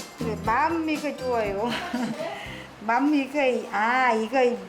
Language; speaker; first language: Korean; non-native, learner; Vietnamese